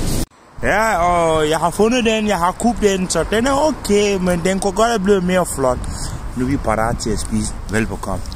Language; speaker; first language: Danish; non-native, learner; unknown